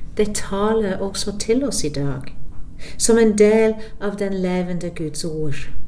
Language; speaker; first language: Norwegian; non-native, fluent; English